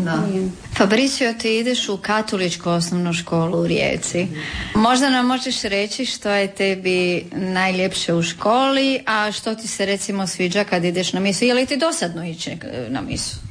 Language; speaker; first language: Serbian; native; Serbian